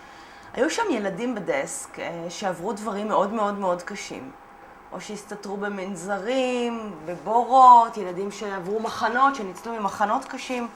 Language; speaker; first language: Hebrew; native; Hebrew